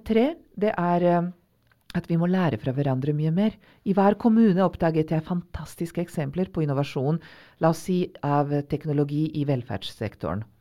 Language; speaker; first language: Norwegian; non-native, fluent; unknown